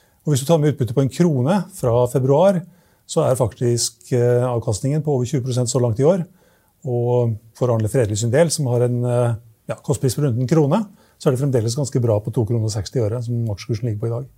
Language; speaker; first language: Norwegian; native; Norwegian